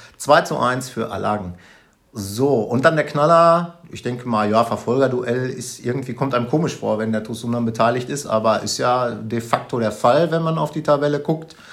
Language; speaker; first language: German; native; German